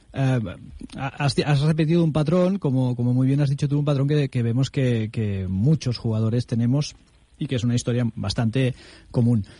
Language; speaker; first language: Spanish; non-native, local second language; Catalan